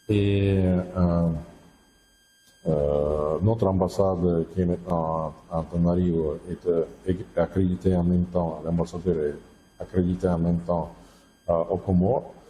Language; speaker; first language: French; non-native, fluent; Russian